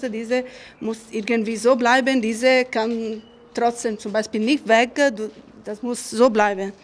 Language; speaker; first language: German; non-native, fluent; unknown